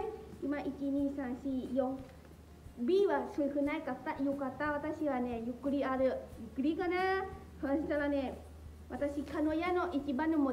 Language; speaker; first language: Japanese; non-native, learner; Lao